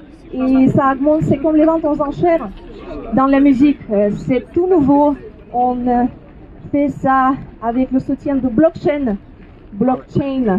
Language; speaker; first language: French; non-native, fluent; Russian